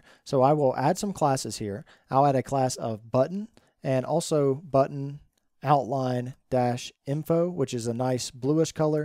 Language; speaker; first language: English; native; English